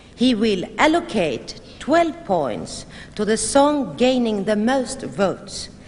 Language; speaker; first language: English; non-native, fluent; Swedish